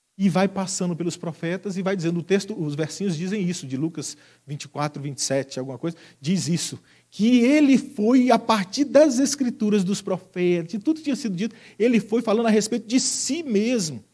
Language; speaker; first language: Portuguese; native; Portuguese